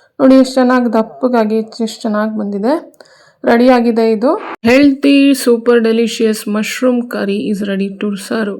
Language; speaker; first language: Kannada; non-native, local second language; Konkani